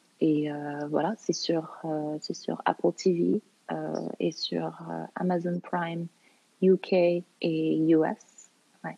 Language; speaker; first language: French; early bilingual, other home language; Arabic